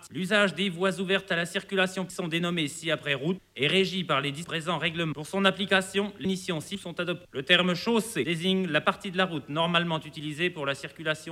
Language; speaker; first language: French; native; French